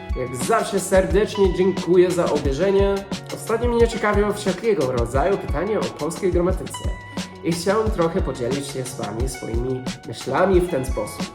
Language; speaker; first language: Polish; non-native, fluent; English